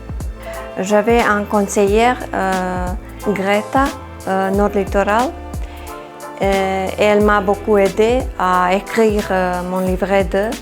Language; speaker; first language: French; non-native, fluent; Serbian